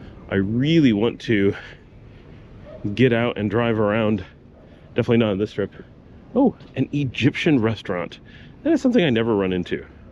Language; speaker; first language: English; native; English